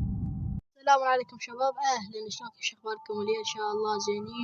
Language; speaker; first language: Arabic; native; Arabic